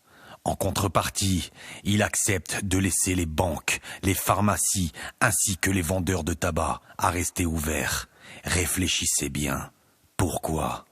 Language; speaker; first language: French; native; French